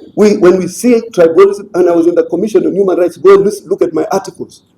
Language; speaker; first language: English; non-native, local second language; Swahili